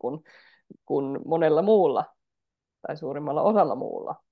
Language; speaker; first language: Finnish; native; Finnish